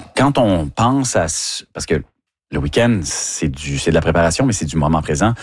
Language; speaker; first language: French; native; French